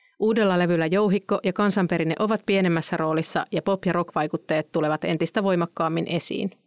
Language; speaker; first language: Finnish; native; Finnish